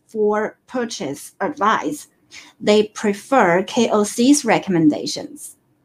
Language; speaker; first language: English; non-native, fluent; Chinese